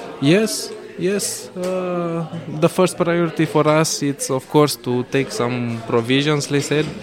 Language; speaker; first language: English; non-native, fluent; Romanian